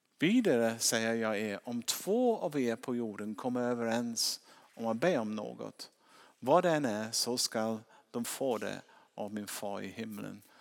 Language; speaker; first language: Swedish; non-native, fluent; English